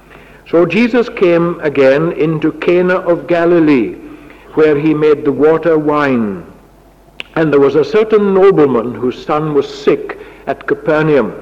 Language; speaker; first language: English; native; English